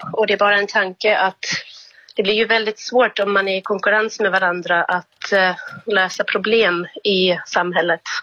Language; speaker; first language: Swedish; non-native, fluent; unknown